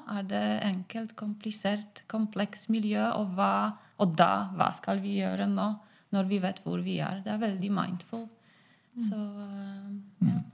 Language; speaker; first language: Norwegian; non-native, fluent; Polish